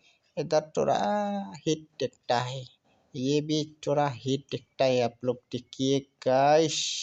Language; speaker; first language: Hindi; non-native, local second language; Bodo